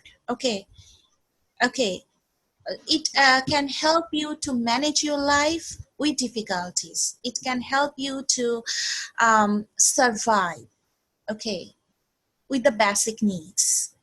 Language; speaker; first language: English; non-native, fluent; Bangla